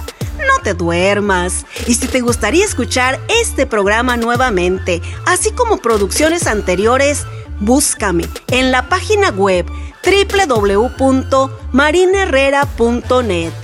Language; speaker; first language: Spanish; native; Spanish